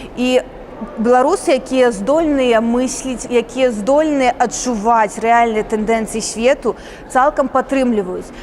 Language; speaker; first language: Belarusian; native; Belarusian